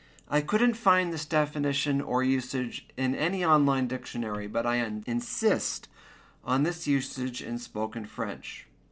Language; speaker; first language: English; native; English